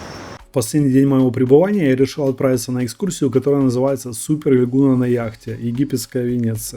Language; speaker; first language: Russian; native; Russian